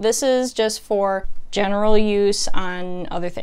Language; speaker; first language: English; native; English